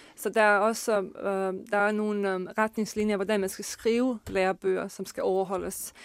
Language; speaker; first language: Danish; non-native, fluent; Bosnian